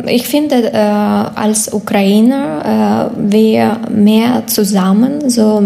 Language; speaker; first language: German; non-native, learner; Ukrainian